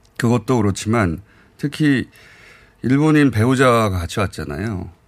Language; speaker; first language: Korean; native; Korean